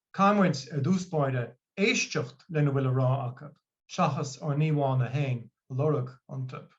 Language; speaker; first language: Irish; non-native, local second language; English